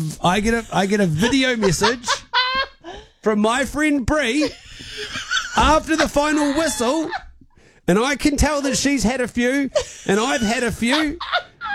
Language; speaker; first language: English; native; English